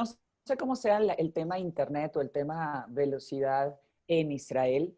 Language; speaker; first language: Spanish; native; Spanish